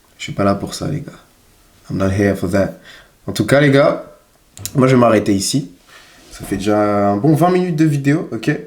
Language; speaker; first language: French; native; French